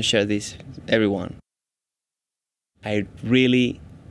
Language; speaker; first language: English; non-native, fluent; Spanish